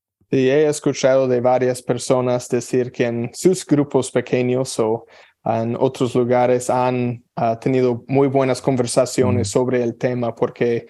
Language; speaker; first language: Spanish; non-native, fluent; English